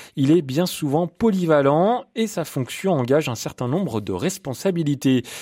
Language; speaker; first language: French; native; French